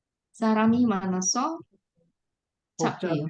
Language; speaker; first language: Korean; non-native, learner; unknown